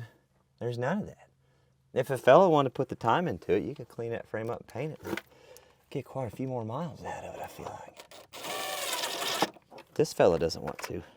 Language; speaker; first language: English; native; English